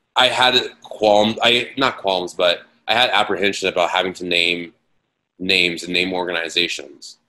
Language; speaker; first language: English; native; English